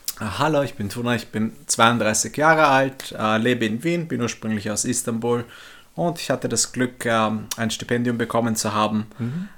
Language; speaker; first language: German; early bilingual, other home language; Turkish